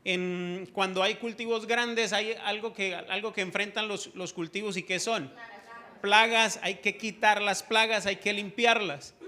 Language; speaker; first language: Spanish; native; Spanish